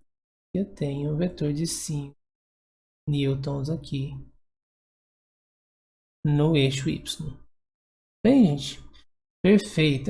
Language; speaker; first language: Portuguese; native; Portuguese